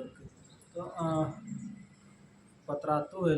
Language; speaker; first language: English; non-native, learner; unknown